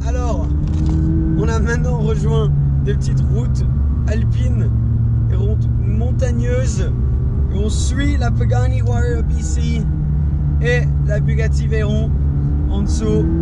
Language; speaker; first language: French; native; French